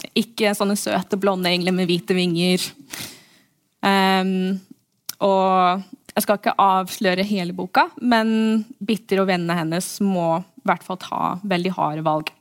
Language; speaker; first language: Norwegian; early bilingual, heritage; English